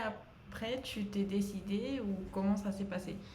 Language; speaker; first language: French; non-native, fluent; Spanish